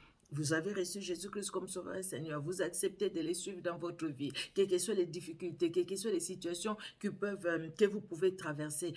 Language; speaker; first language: French; non-native, local second language; Lingala